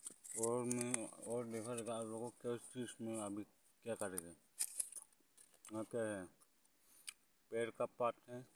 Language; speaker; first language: Hindi; non-native, local second language; Garo